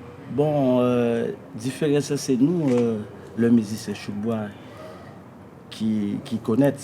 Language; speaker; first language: French; non-native, learner; Haitian Creole